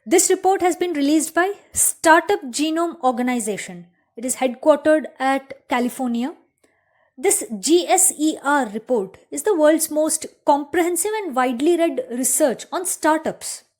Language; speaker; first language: English; non-native, local second language; Kannada